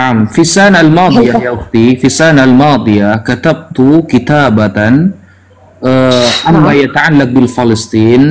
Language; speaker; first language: Arabic; non-native, learner; Indonesian